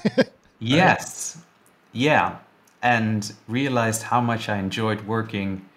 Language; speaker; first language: English; non-native, fluent; Dutch